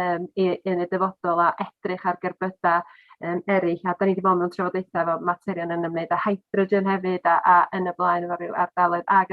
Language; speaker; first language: Welsh; native; Welsh